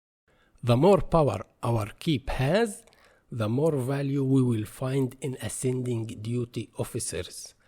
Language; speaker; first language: English; non-native, fluent; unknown